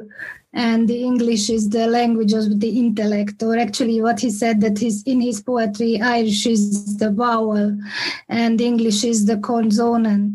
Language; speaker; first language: English; non-native, fluent; Hungarian